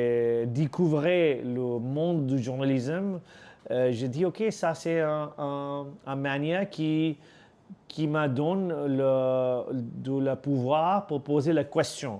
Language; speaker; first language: French; non-native, learner; Urdu